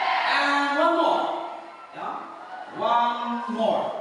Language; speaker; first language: English; non-native, learner; Indonesian